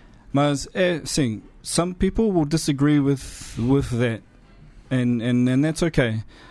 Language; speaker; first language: English; native; English